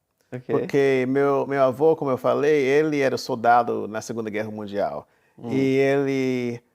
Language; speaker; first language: Portuguese; non-native, fluent; English